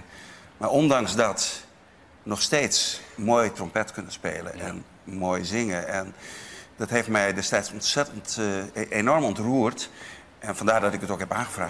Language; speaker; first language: Dutch; native; Dutch